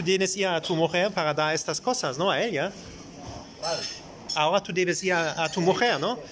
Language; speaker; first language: Spanish; non-native, learner; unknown